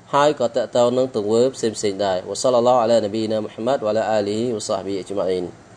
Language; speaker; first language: Khmer; non-native, local second language; Eastern Cham